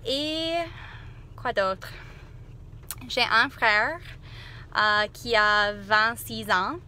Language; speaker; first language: French; non-native, fluent; English